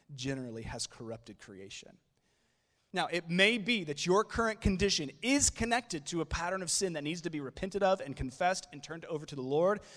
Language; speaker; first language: English; native; English